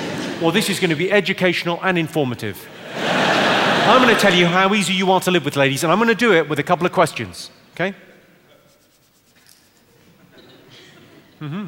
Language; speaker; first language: English; native; English